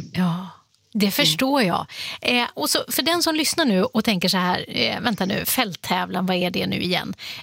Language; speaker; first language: Swedish; native; Swedish